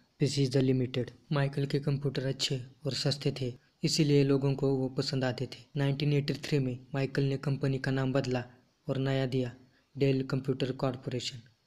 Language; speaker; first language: Hindi; non-native, local second language; Marathi